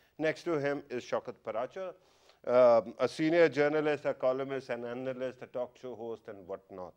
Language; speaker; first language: English; non-native, local second language; Urdu